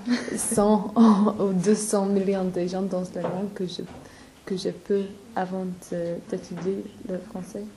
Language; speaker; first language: French; non-native, learner; English